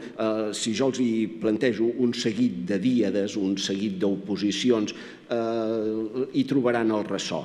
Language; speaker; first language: Catalan; native; Catalan